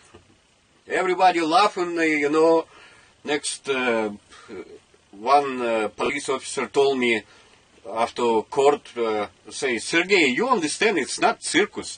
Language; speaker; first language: English; non-native, learner; Russian